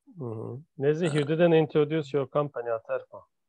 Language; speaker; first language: English; non-native, fluent; Turkish